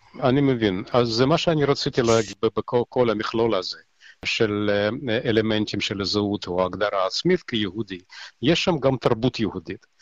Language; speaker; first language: Hebrew; non-native, fluent; Russian